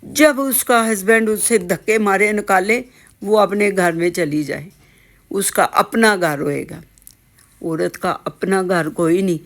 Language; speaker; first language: Urdu; non-native, local second language; Punjabi